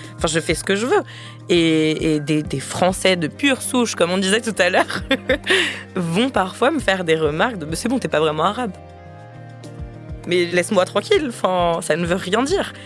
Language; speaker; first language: French; native; French